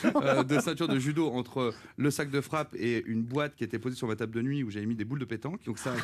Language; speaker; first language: French; native; French